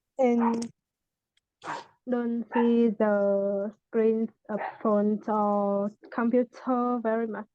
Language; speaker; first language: English; non-native, learner; Vietnamese